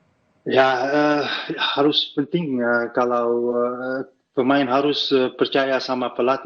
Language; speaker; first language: Indonesian; non-native, fluent; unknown